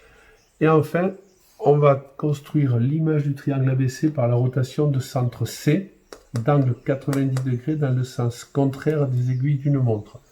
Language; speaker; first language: French; native; French